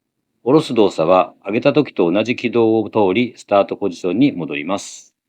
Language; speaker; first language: Japanese; native; Japanese